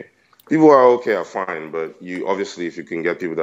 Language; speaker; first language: English; non-native, local second language; Yoruba